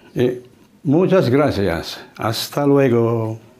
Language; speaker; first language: Spanish; non-native, fluent; Indonesian